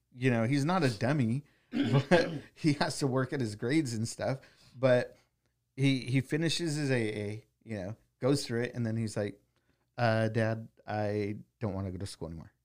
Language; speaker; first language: English; native; English